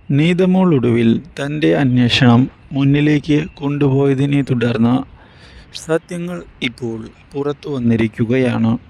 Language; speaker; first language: Malayalam; native; Malayalam